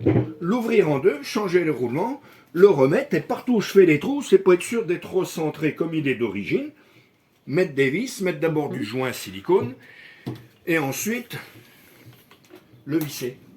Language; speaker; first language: French; native; French